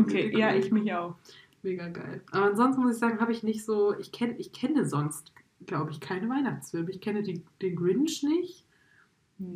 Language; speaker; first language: German; native; German